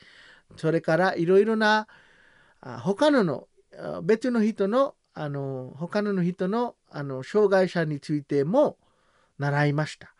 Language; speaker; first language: Japanese; non-native, learner; Samoan